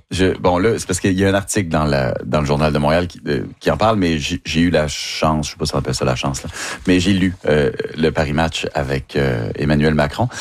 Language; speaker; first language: French; native; French